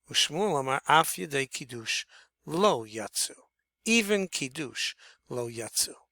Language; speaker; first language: Hebrew; non-native, fluent; English